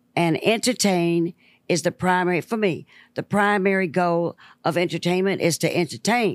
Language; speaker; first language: English; native; English